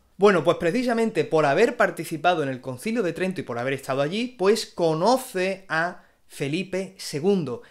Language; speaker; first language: Spanish; native; Spanish